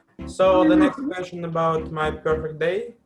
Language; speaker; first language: English; non-native, fluent; Russian